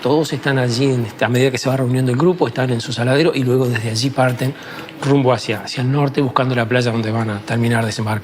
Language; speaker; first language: Spanish; native; Spanish